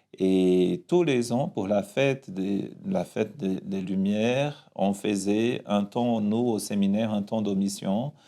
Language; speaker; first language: French; non-native, fluent; Portuguese